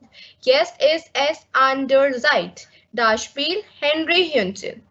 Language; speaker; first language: German; non-native, learner; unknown